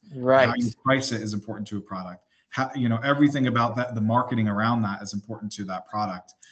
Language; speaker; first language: English; native; English